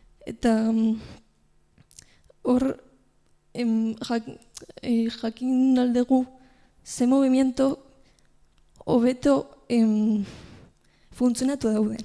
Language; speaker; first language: Basque; non-native, local second language; Spanish